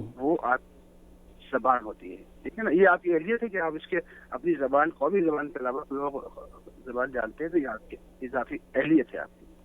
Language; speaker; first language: Urdu; native; Urdu